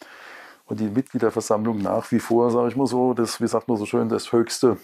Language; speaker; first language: German; native; German